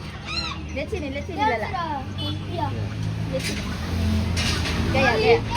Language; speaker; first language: Indonesian; non-native, local second language; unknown